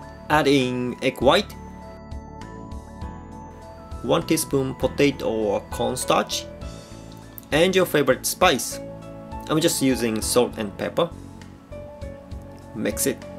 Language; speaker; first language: English; non-native, fluent; Japanese